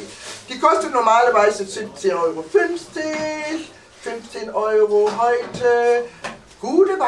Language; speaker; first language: German; non-native, fluent; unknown